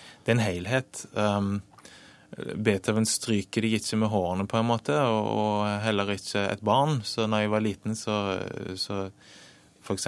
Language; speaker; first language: Norwegian; native; Norwegian